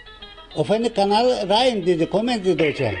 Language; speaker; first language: German; non-native, learner; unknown